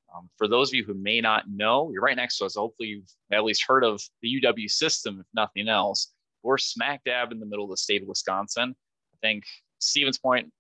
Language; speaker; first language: English; native; English